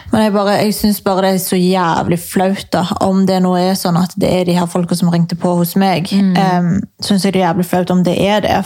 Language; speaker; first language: Norwegian; early bilingual, other home language; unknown